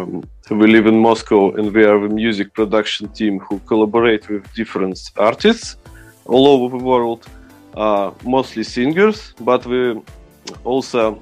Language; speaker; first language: English; non-native, learner; Russian